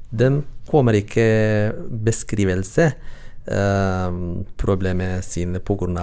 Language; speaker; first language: Norwegian; non-native, learner; Tigrinya